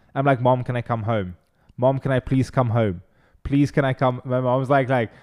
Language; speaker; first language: English; non-native, local second language; Afrikaans